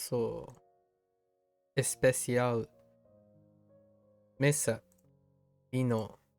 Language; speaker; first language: Spanish; non-native, learner; English